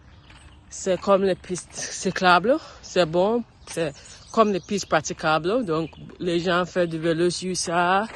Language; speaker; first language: French; non-native, learner; English